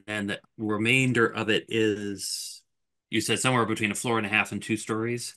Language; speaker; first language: English; native; English